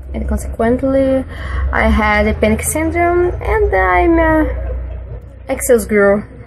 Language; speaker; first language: English; non-native, learner; Portuguese